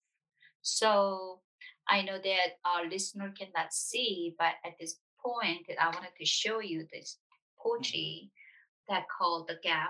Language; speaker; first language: English; non-native, fluent; Korean